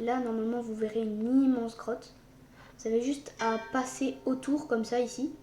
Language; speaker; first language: French; native; French